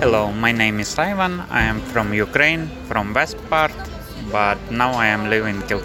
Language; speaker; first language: English; non-native, learner; Ukrainian